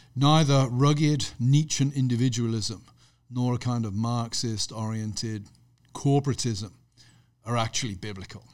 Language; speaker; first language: English; native; English